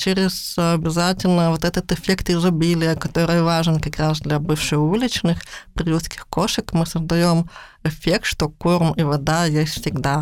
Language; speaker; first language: Russian; native; Russian